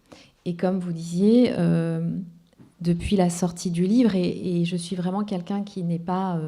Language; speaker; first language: French; non-native, local second language; Kinyarwanda